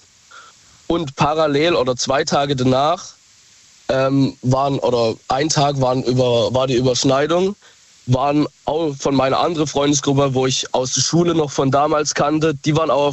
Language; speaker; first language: German; native; German